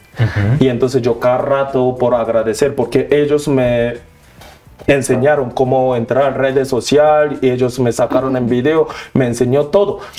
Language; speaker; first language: Spanish; non-native, learner; Korean